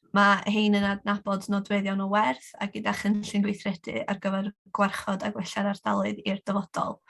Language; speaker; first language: Welsh; native; Welsh